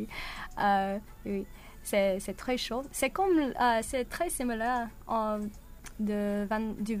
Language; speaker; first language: French; non-native, learner; English